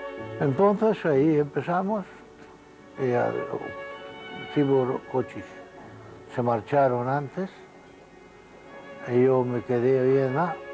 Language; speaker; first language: Spanish; non-native, fluent; Hungarian